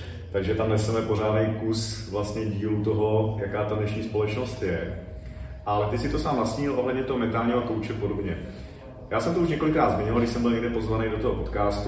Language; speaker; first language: Czech; native; Czech